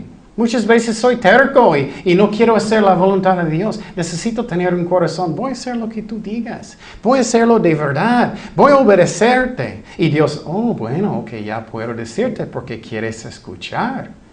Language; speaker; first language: Spanish; non-native, fluent; English